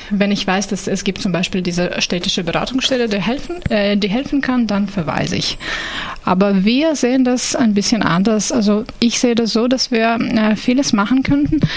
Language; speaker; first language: German; non-native, fluent; Ukrainian